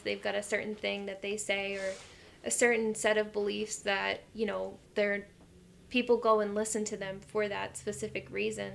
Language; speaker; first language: English; native; English